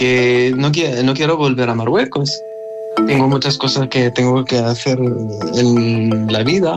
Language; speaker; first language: Spanish; non-native, learner; Arabic